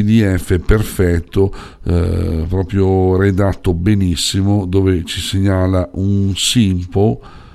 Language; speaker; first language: Italian; native; Italian